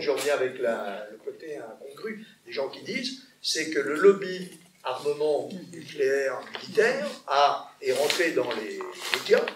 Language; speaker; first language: French; native; French